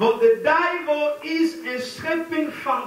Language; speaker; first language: Dutch; non-native, fluent; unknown